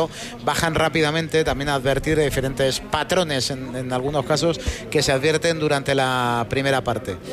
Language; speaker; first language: Spanish; native; Spanish